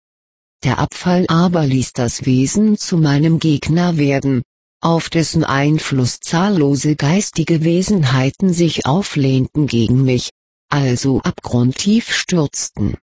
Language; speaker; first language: German; native; German